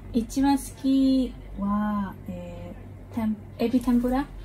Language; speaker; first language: Japanese; non-native, learner; Burmese